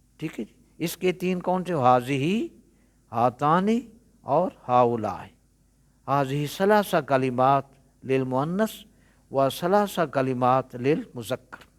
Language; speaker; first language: Urdu; non-native, local second language; Punjabi